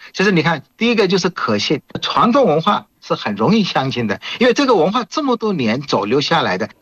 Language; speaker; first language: Chinese; non-native, fluent; Bangla